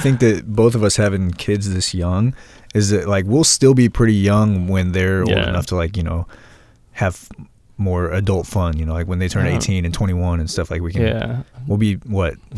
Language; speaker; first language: English; native; English